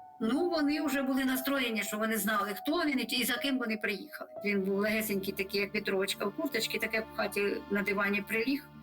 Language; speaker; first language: Ukrainian; native; Ukrainian